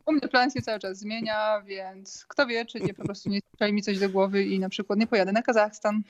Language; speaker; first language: Polish; native; Polish